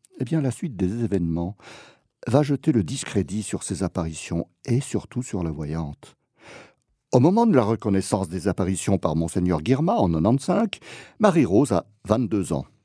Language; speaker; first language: French; native; French